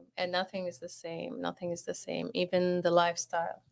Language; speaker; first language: English; non-native, fluent; Arabic